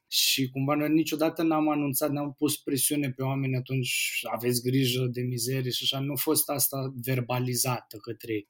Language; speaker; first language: Romanian; native; Romanian